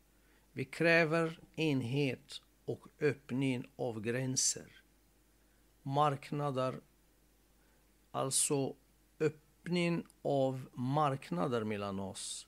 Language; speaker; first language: Swedish; non-native, fluent; Arabic